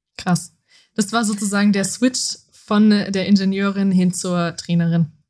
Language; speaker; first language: German; native; German